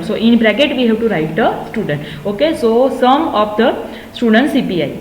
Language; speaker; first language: English; non-native, local second language; Gujarati